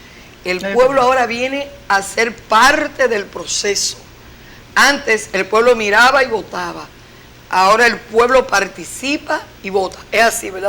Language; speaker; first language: Spanish; native; Spanish